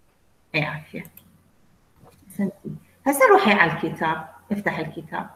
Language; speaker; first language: Arabic; native; Arabic